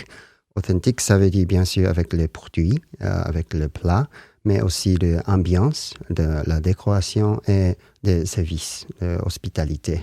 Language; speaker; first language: French; non-native, learner; Japanese